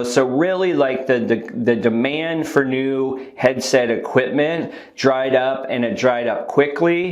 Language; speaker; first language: English; native; English